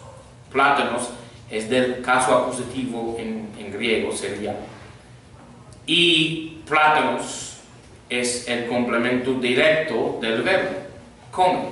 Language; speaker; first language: Spanish; non-native, fluent; English